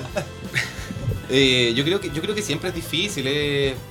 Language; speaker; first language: Spanish; native; Spanish